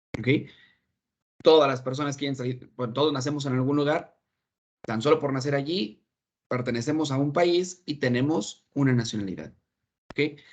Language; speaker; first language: Spanish; native; Spanish